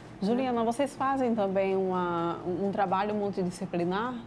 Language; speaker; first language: Portuguese; native; Portuguese